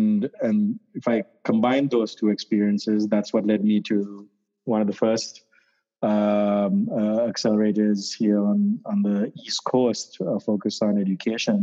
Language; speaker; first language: English; non-native, local second language; Sinhala